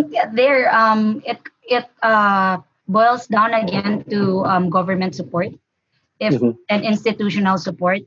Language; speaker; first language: English; non-native, local second language; Hiligaynon